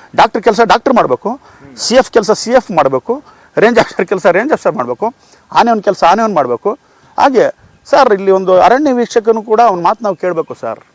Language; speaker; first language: Kannada; native; Kannada